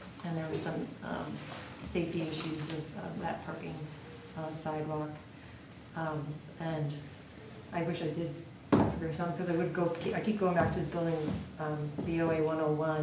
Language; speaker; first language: English; native; English